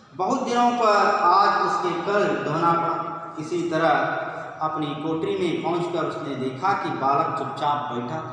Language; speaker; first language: Hindi; non-native, local second language; Kannada